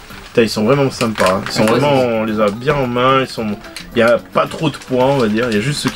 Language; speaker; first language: French; native; French